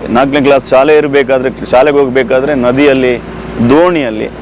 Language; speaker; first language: Kannada; native; Kannada